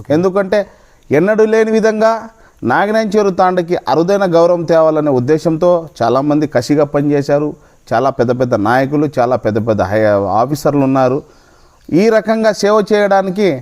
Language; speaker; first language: Telugu; non-native, local second language; Lambadi